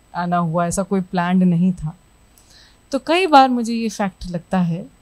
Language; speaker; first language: Hindi; native; Hindi